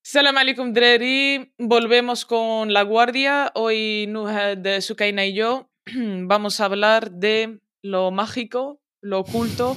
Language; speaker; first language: Spanish; early bilingual, other home language; Arabic